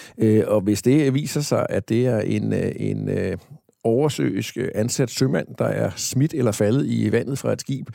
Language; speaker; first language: Danish; native; Danish